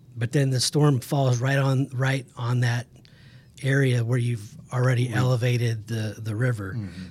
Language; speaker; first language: English; native; English